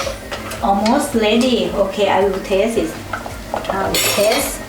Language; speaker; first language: English; non-native, learner; Thai